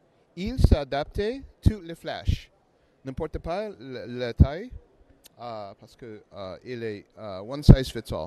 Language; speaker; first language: French; non-native, learner; English